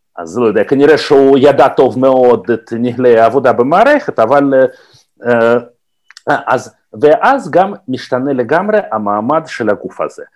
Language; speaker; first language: Hebrew; non-native, fluent; Russian